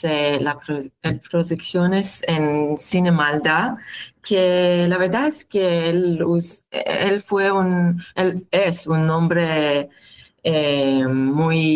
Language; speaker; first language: Spanish; non-native, learner; Hebrew